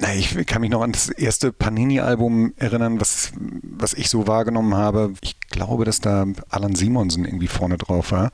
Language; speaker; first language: German; native; German